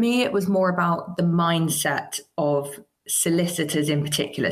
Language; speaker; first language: English; native; English